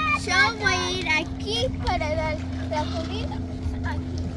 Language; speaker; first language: Spanish; non-native, learner; Portuguese